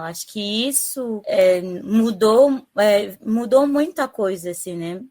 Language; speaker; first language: Portuguese; non-native, fluent; French